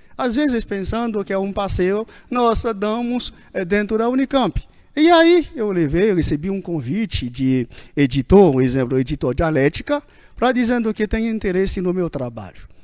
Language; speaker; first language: Portuguese; non-native, fluent; Haitian Creole